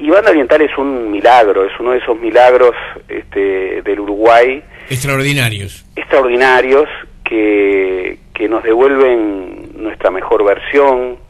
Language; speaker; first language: Spanish; native; Spanish